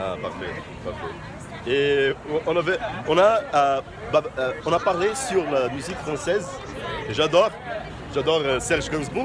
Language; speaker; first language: French; non-native, fluent; Portuguese